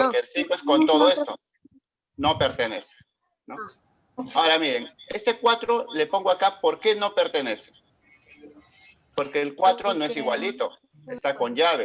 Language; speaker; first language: Spanish; native; Spanish